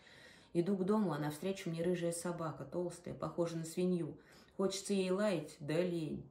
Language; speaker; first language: Russian; native; Russian